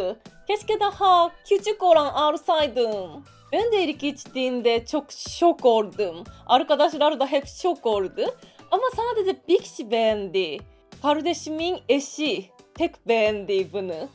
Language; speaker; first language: Turkish; non-native, learner; Japanese